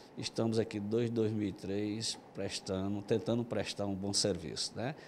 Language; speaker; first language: Portuguese; native; Portuguese